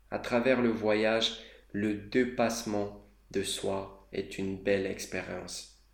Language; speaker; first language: French; non-native, fluent; Romanian